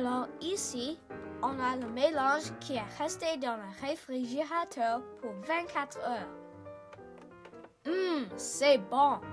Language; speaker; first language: French; non-native, learner; English